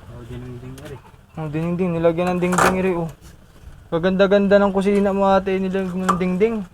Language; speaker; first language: Filipino; native; Filipino